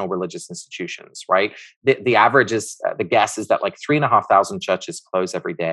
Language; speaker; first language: English; native; English